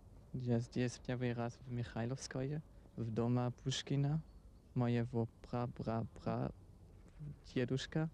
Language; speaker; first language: Russian; non-native, learner; German